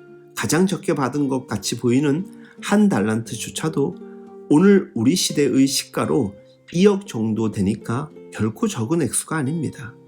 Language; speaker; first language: Korean; native; Korean